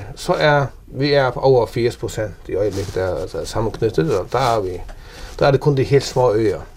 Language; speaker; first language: Danish; non-native, local second language; Faroese